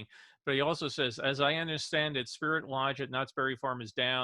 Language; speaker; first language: English; native; English